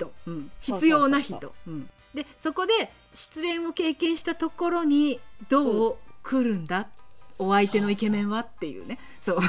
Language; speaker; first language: Japanese; native; Japanese